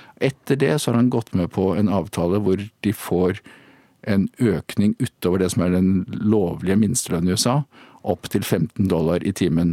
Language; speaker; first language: Norwegian; native; Norwegian